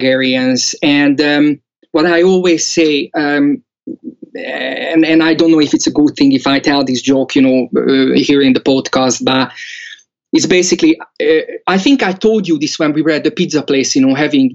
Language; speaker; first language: English; non-native, fluent; Hungarian